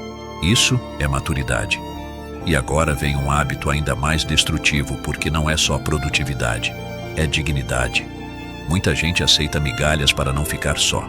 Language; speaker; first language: Portuguese; native; Portuguese